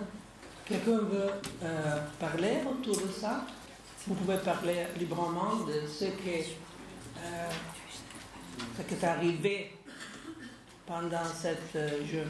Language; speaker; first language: French; non-native, fluent; Italian